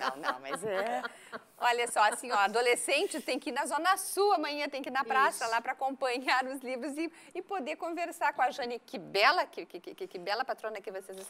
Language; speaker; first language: Portuguese; native; Portuguese